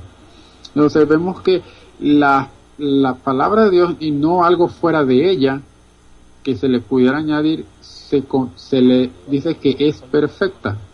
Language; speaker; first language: Spanish; native; Spanish